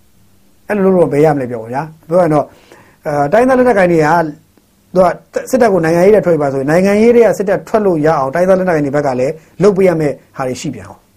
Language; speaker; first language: Burmese; native; Burmese